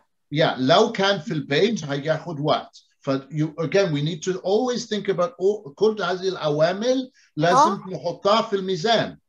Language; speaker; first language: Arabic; non-native, fluent; English